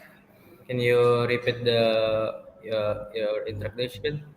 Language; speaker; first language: English; non-native, fluent; Indonesian